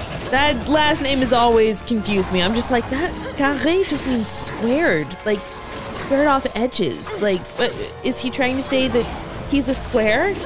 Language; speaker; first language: English; native; English